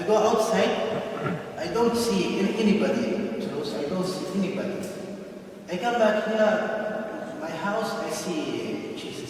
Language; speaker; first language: English; non-native, learner; Somali